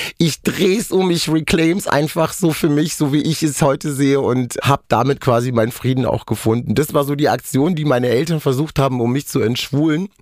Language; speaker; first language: German; non-native, local second language; Romany